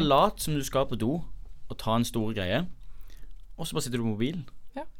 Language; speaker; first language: Norwegian; native; Norwegian